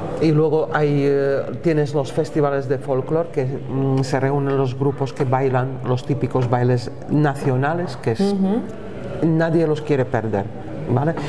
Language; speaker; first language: Spanish; non-native, fluent; Slovak